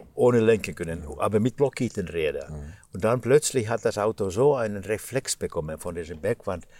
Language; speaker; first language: German; non-native, fluent; Finnish